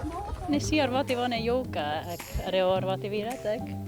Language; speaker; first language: Welsh; native; Welsh